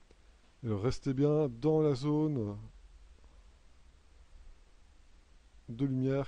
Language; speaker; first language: French; native; French